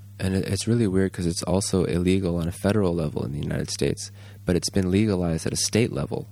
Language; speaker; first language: English; native; English